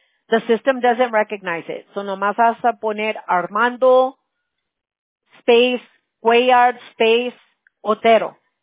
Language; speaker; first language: English; early bilingual, other home language; Spanish